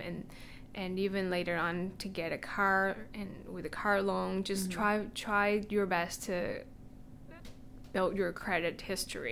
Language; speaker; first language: English; non-native, fluent; Chinese